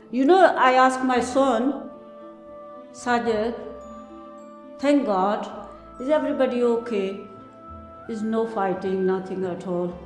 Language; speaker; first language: English; non-native, learner; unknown